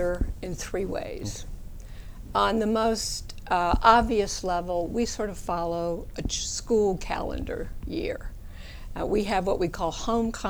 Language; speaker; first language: English; native; English